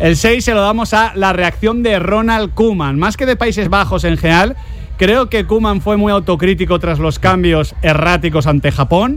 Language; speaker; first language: Spanish; native; Spanish